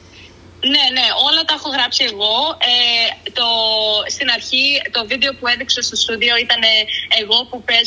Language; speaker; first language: Greek; early bilingual, other home language; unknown